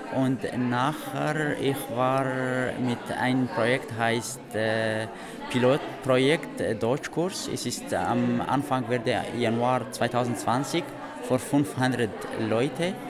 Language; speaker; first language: German; non-native, learner; Arabic